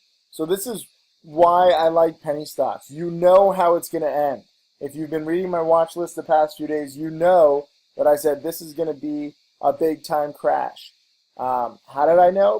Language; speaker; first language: English; native; English